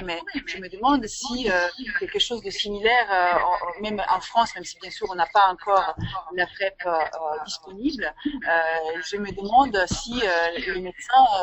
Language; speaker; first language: French; native; French